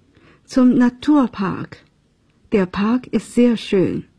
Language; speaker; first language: German; non-native, fluent; Chinese